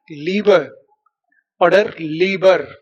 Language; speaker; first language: German; non-native, fluent; Hindi